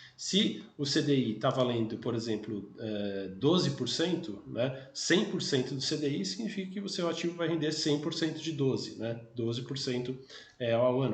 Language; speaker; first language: Portuguese; native; Portuguese